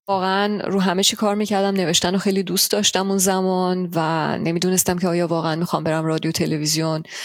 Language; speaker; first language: Persian; early bilingual, heritage; Persian